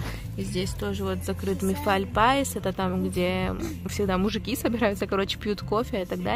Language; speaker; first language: Russian; native; Russian